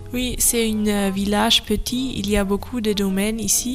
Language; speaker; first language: French; non-native, learner; German